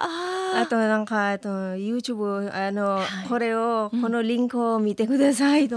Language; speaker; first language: Japanese; non-native, learner; Filipino